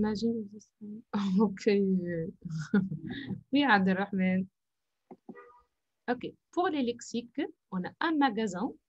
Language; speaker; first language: French; non-native, fluent; Arabic